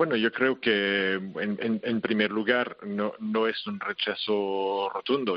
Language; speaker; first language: Spanish; non-native, fluent; French